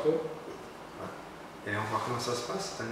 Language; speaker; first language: French; non-native, learner; Portuguese